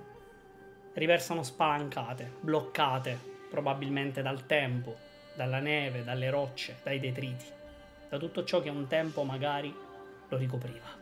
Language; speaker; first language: Italian; native; Italian